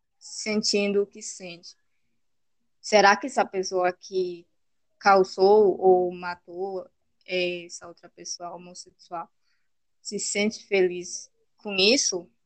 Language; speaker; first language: Portuguese; non-native, fluent; Spanish